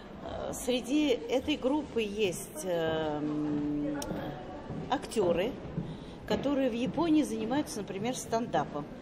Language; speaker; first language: Russian; native; Russian